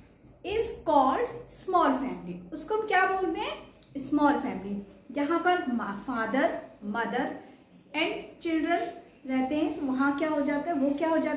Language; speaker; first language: Hindi; native; Hindi